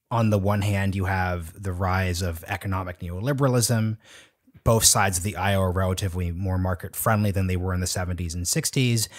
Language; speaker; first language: English; native; English